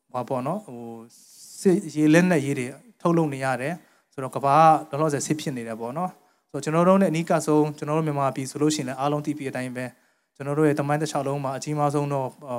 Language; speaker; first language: Burmese; non-native, local second language; Tedim Chin